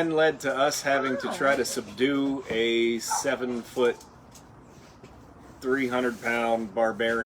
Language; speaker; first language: English; native; English